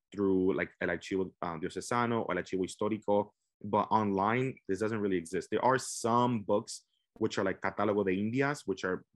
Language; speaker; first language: English; native; English